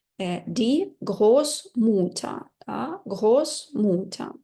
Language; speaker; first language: German; non-native, fluent; Ukrainian